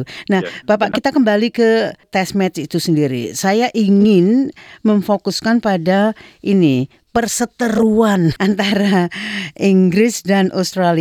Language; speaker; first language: Indonesian; native; Indonesian